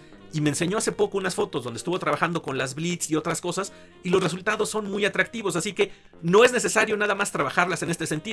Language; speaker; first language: Spanish; native; Spanish